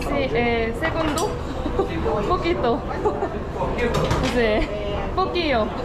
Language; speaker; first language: Spanish; non-native, learner; Korean